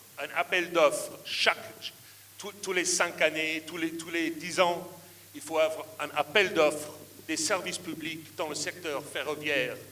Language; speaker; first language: French; non-native, fluent; English